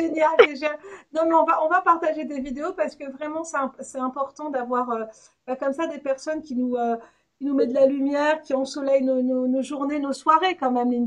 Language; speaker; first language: French; native; French